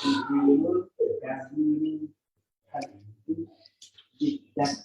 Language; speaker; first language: Arabic; non-native, learner; Indonesian